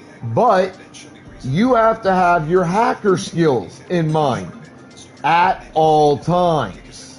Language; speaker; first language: English; native; English